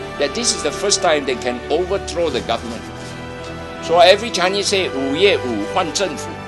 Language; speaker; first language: English; non-native, local second language; Chinese